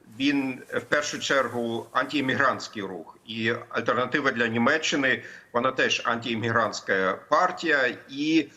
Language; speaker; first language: Ukrainian; non-native, fluent; German